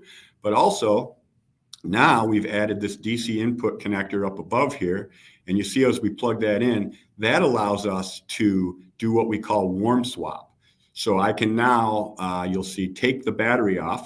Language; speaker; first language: English; native; English